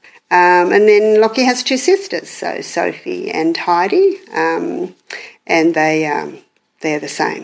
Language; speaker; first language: English; native; English